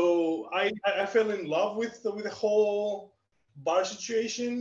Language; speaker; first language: English; non-native, fluent; Greek